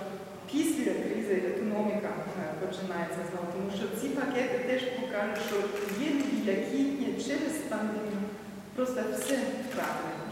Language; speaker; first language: Ukrainian; non-native, learner; German